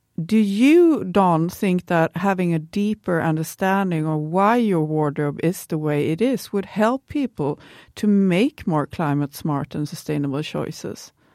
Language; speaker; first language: English; non-native, fluent; Swedish